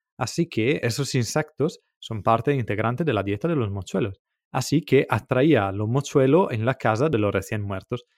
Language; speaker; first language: Spanish; non-native, fluent; Italian